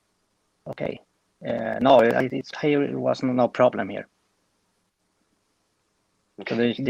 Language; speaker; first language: English; non-native, fluent; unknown